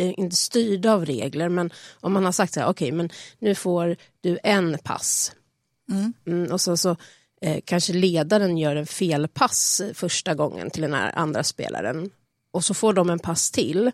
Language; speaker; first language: Swedish; native; Swedish